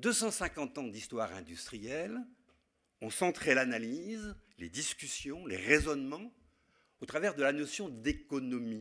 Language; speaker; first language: French; native; French